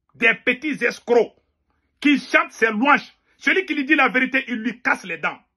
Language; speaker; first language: French; non-native, local second language; Bambara